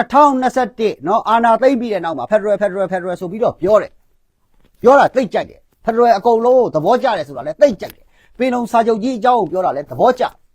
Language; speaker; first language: Burmese; non-native, local second language; Kachin